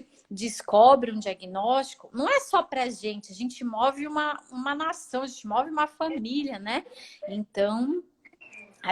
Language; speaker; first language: Portuguese; native; Portuguese